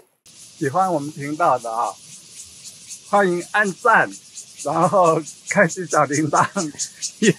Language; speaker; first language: Chinese; native; Chinese